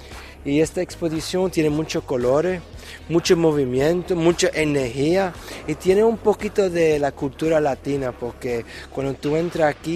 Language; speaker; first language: Spanish; early bilingual, heritage; Spanish